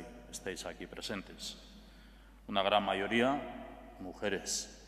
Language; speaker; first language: Spanish; native; Spanish